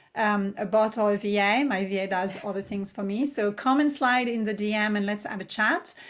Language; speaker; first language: English; non-native, fluent; French